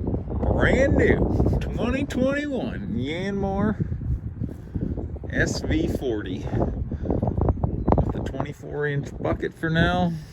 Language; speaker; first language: English; native; English